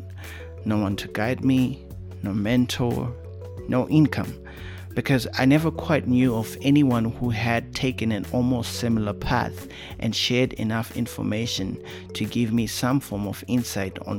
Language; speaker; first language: English; non-native, local second language; Shona